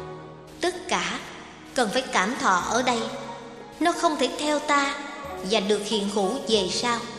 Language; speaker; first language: Vietnamese; native; Vietnamese